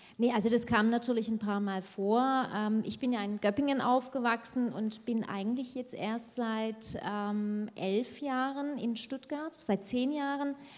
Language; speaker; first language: German; early bilingual, other home language; Turkish